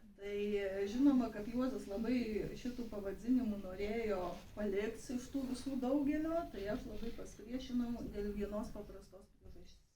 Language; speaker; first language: Lithuanian; native; Lithuanian